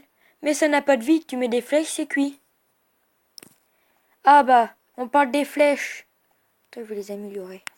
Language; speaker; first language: French; native; French